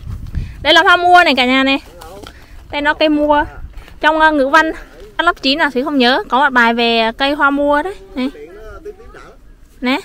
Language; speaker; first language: Vietnamese; native; Vietnamese